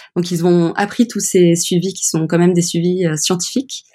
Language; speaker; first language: French; early bilingual, other home language; English